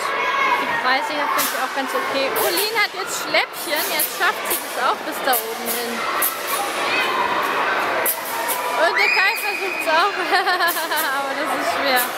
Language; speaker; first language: German; native; German